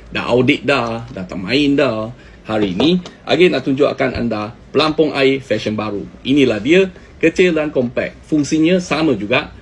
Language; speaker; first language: Malay; native; Malay